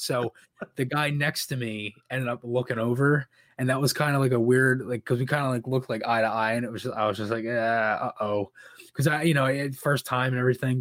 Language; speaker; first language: English; native; English